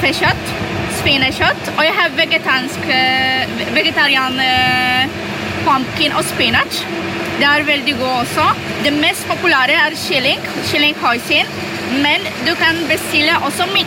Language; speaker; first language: Norwegian; non-native, learner; Polish